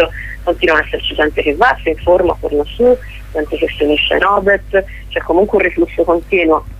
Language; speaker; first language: Italian; native; Italian